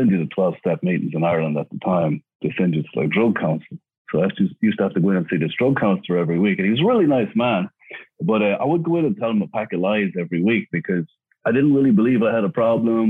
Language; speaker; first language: English; native; English